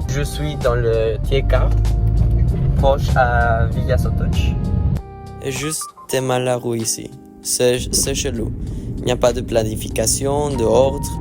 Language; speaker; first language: French; non-native, learner; Spanish